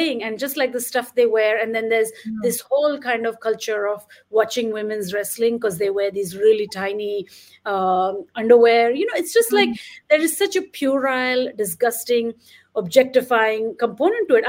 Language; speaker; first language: English; non-native, local second language; Marathi